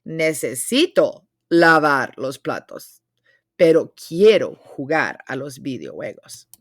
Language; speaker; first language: Spanish; non-native, fluent; English